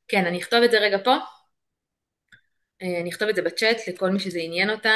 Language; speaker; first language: Hebrew; native; Hebrew